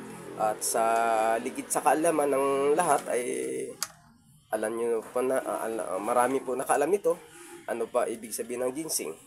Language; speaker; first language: Filipino; native; Filipino